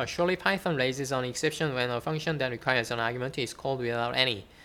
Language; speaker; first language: English; non-native, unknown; Korean